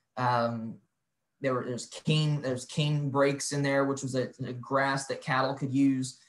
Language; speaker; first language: English; native; English